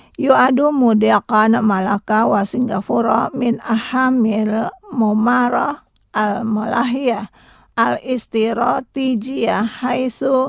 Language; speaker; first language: Arabic; non-native, learner; Indonesian